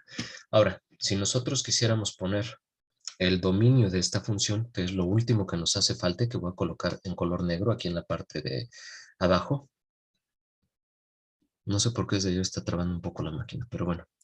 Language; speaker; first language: Spanish; native; Spanish